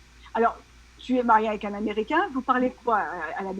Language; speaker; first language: French; native; French